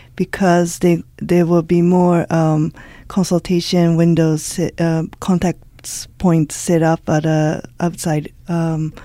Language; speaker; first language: English; early bilingual, other home language; Japanese